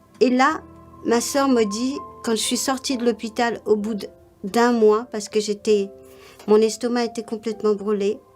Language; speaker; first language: French; non-native, local second language; Morisyen